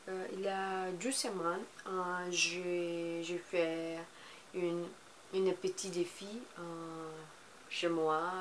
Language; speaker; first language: French; non-native, learner; Portuguese